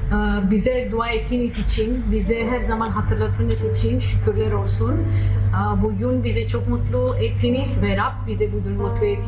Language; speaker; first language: Turkish; non-native, fluent; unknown